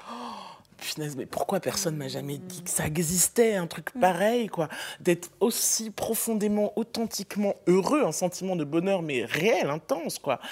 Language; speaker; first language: French; native; French